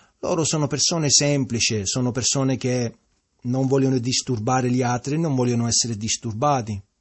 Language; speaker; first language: Italian; early bilingual, heritage; Italian